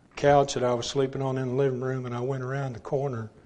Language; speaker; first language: English; native; English